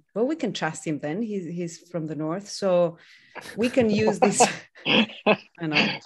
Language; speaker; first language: English; non-native, fluent; Greek